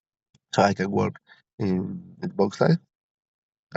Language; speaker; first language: English; non-native, learner; Spanish